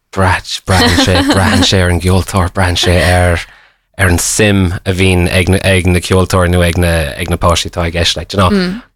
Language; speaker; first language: Irish; non-native, local second language; English